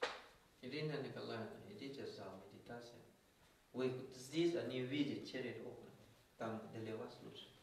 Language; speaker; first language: Russian; non-native, learner; Thai